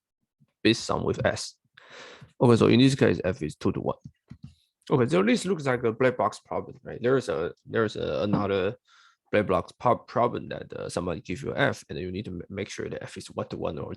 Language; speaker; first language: English; non-native, fluent; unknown